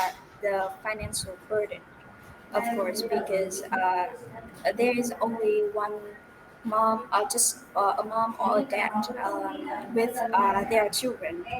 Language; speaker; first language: English; non-native, fluent; Vietnamese